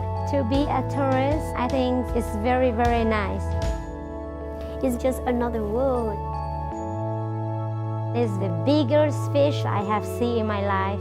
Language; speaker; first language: English; non-native, local second language; Hmong